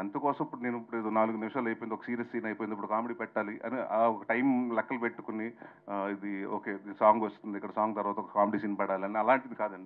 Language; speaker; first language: Telugu; native; Telugu